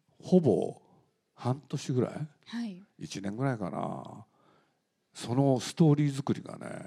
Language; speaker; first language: Japanese; native; Japanese